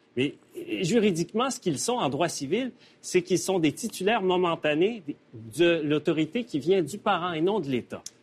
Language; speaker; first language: French; native; French